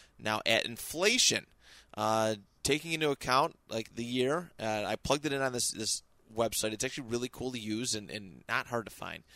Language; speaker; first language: English; native; English